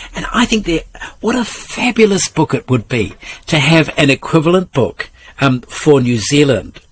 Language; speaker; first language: English; native; English